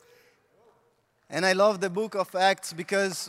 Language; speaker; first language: English; non-native, fluent; Portuguese